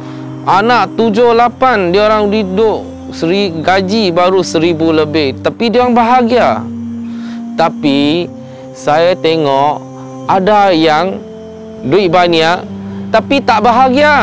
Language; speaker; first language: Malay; non-native, local second language; Min Nan Chinese